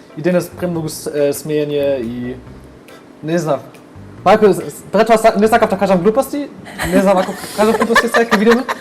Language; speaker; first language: Macedonian; non-native, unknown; German